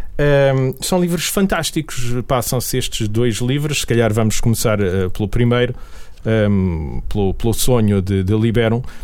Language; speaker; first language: Portuguese; native; Portuguese